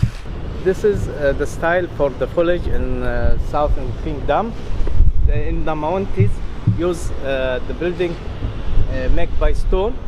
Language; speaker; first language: English; non-native, local second language; Arabic